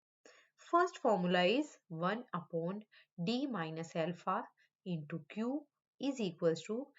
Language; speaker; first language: English; non-native, local second language; Hindi